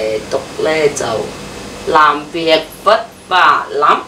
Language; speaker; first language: Chinese; non-native, fluent; Vietnamese